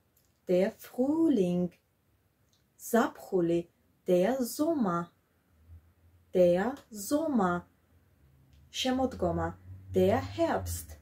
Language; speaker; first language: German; non-native, fluent; Georgian